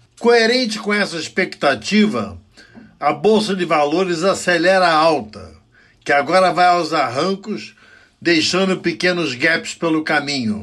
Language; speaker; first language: Portuguese; native; Portuguese